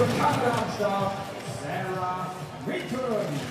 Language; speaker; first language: German; native; German